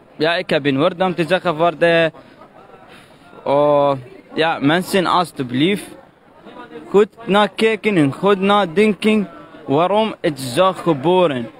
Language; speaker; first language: Dutch; non-native, learner; Arabic